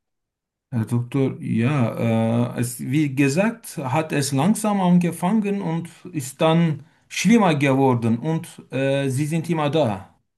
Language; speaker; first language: German; non-native, learner; Turkish